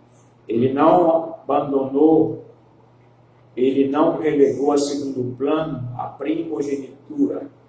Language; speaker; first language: Portuguese; native; Portuguese